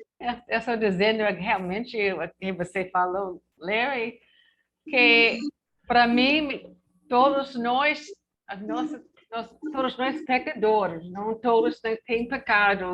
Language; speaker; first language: Portuguese; non-native, learner; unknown